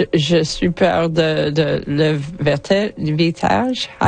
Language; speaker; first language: French; non-native, learner; English